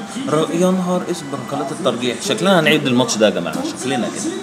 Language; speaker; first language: Arabic; native; Arabic